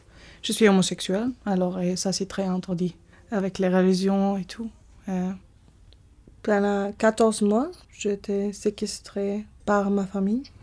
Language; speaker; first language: French; non-native, learner; Arabic